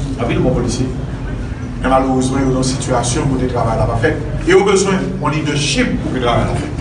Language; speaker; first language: French; non-native, local second language; Haitian Creole